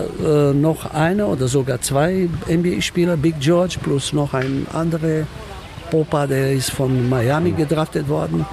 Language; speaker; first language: German; non-native, fluent; Romanian